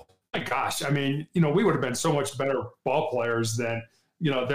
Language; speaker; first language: English; native; English